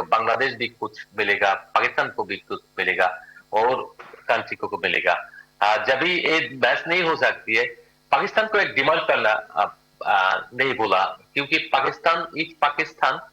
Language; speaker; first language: Hindi; non-native, learner; Bangla